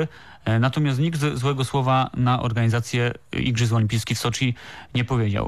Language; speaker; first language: Polish; native; Polish